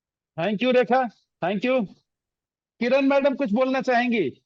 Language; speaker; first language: Hindi; native; Hindi